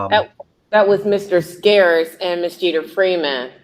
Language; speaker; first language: English; native; English